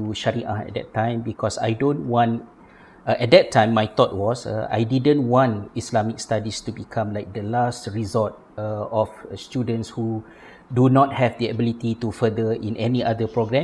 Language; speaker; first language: English; non-native, local second language; Malay